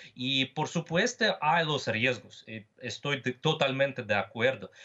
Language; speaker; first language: Spanish; non-native, fluent; Russian